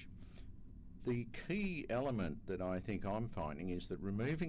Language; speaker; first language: English; native; English